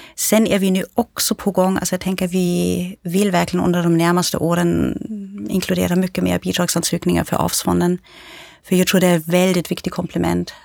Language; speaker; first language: Swedish; non-native, fluent; German